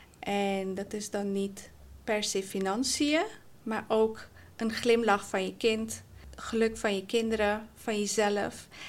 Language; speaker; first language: Dutch; early bilingual, other home language; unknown